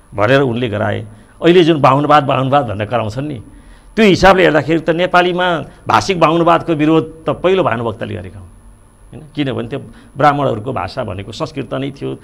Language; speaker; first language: Nepali; native; Nepali